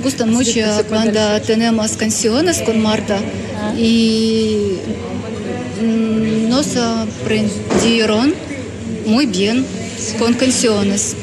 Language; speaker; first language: Spanish; non-native, learner; Ukrainian